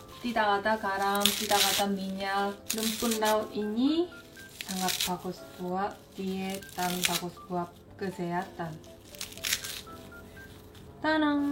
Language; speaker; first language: Indonesian; non-native, fluent; Korean